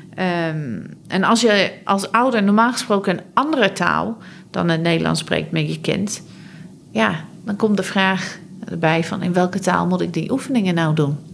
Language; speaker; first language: Dutch; non-native, fluent; English